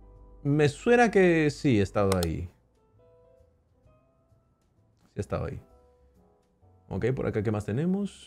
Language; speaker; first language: Spanish; native; Spanish